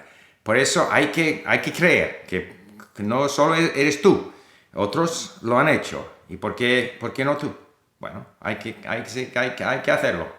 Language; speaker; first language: Spanish; non-native, fluent; English